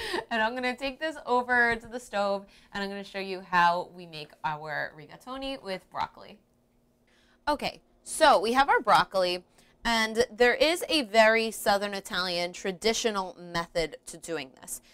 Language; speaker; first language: English; early bilingual, other home language; Italian